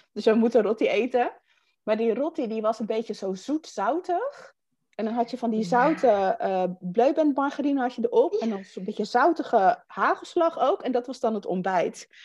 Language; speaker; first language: Dutch; native; Dutch